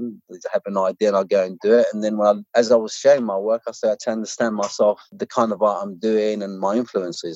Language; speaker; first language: English; non-native, local second language; Arabic